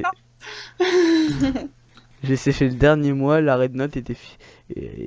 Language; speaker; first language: French; native; French